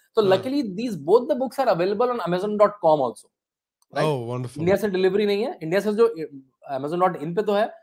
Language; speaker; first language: Hindi; native; Hindi